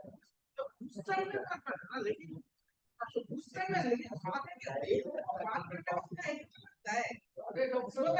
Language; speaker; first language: Hindi; non-native, local second language; Bangla